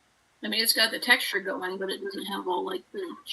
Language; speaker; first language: English; native; English